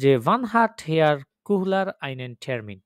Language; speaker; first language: German; non-native, fluent; Bangla